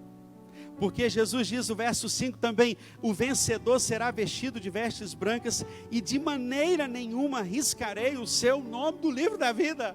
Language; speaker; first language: Portuguese; native; Portuguese